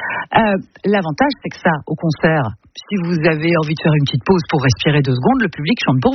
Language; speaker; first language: French; native; French